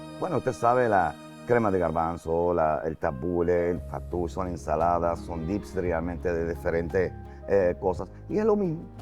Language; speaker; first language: Spanish; non-native, fluent; Arabic